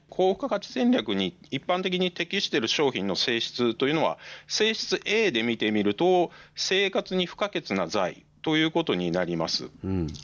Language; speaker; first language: Japanese; native; Japanese